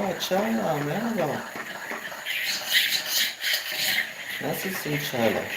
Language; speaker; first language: Turkish; non-native, learner; Filipino